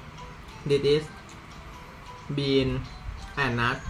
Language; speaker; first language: English; non-native, learner; Thai